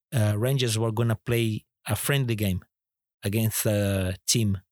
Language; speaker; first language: English; non-native, fluent; Portuguese